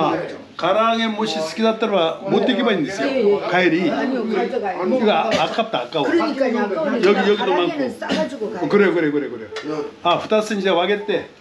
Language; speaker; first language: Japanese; non-native, fluent; Korean